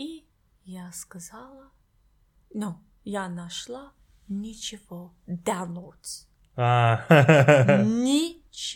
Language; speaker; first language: Russian; non-native, learner; English